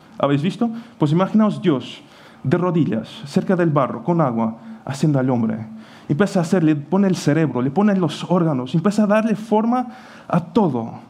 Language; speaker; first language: Spanish; non-native, fluent; Ukrainian